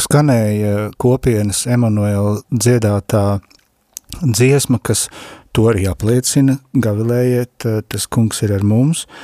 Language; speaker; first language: Latvian; native; Latvian